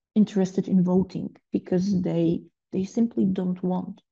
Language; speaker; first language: English; non-native, fluent; Polish